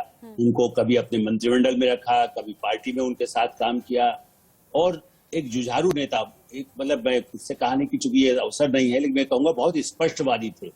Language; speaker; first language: Hindi; native; Hindi